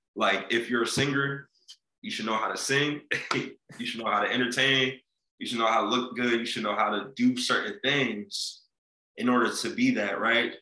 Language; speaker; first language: English; native; English